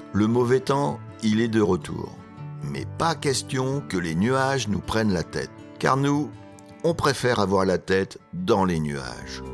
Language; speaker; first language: French; native; French